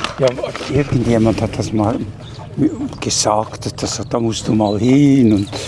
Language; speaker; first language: German; native; German